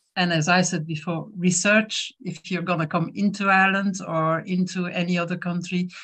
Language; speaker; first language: English; non-native, fluent; French